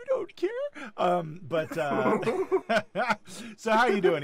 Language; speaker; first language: English; native; English